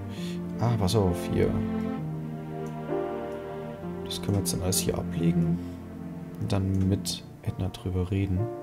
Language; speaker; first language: German; native; German